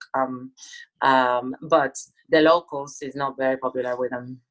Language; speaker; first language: English; non-native, fluent; Spanish